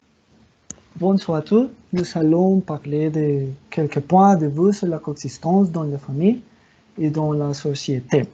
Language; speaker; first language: French; non-native, learner; Spanish